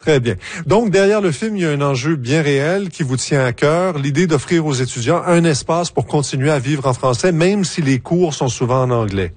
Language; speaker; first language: French; native; French